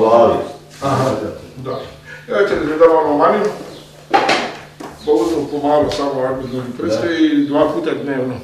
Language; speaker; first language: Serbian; non-native, fluent; Arabic